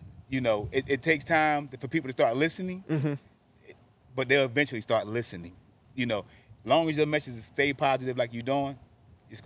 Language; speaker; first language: English; native; English